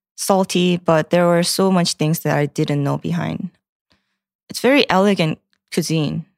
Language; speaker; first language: English; non-native, fluent; Korean